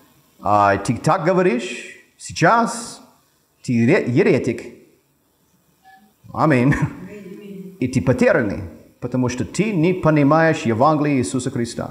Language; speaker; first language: Russian; non-native, fluent; English